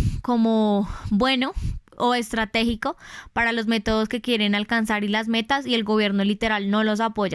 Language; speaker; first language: Spanish; native; Spanish